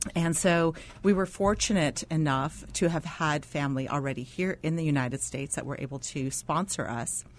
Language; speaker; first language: English; non-native, fluent; Arabic